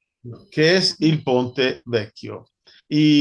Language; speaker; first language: Spanish; non-native, fluent; Italian